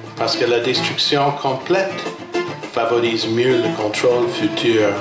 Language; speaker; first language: French; non-native, fluent; English